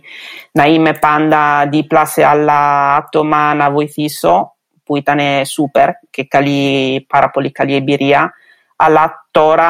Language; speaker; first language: Greek; non-native, fluent; Italian